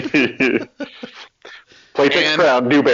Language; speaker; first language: English; native; English